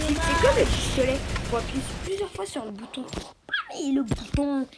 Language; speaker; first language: French; native; French